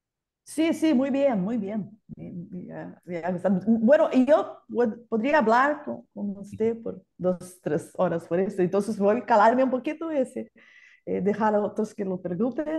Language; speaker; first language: Spanish; non-native, learner; Portuguese